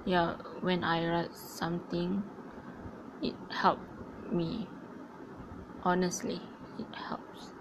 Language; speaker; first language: English; non-native, learner; Malay